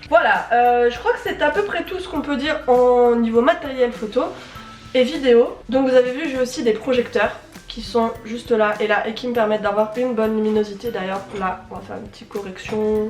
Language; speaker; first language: French; native; French